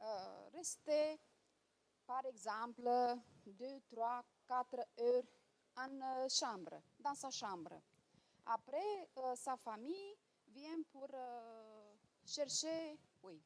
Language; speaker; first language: French; non-native, learner; Romanian